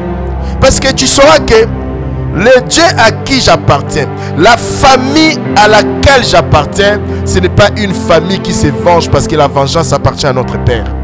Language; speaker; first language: French; non-native, local second language; Lingala